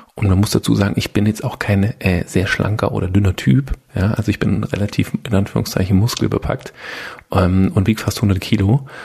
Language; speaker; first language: German; native; German